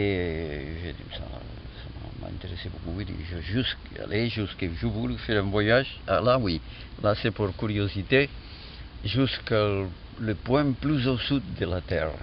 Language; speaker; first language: French; non-native, fluent; Catalan